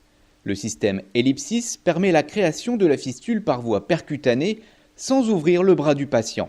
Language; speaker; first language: French; native; French